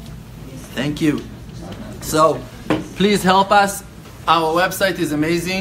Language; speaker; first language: English; non-native, fluent; Hebrew